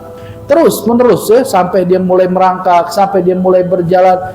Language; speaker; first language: Indonesian; native; Indonesian